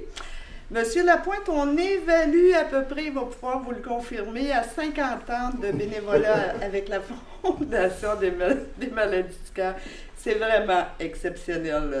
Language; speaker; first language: French; native; French